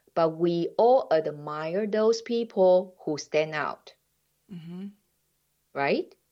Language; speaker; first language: English; non-native, fluent; Chinese